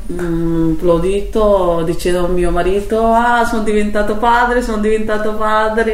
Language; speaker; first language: Italian; non-native, learner; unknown